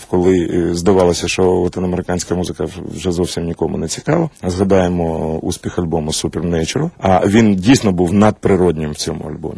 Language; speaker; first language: Ukrainian; native; Ukrainian